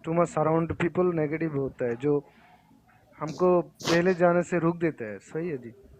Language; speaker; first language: Hindi; non-native, learner; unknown